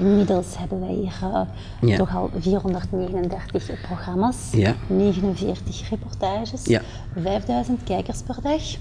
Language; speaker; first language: Dutch; native; Dutch